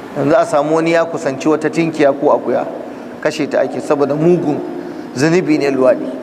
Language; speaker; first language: Hausa; native; Hausa